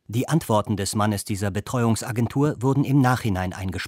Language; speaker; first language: German; native; German